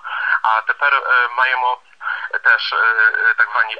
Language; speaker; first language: Ukrainian; non-native, fluent; Polish